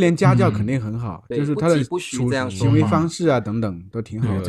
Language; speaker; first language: Chinese; native; Chinese